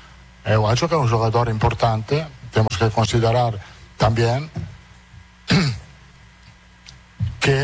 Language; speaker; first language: Portuguese; non-native, fluent; Italian